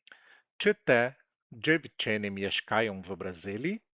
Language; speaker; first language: Polish; non-native, learner; Portuguese